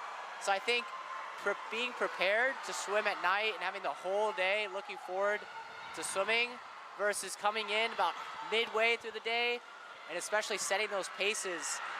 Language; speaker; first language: English; native; English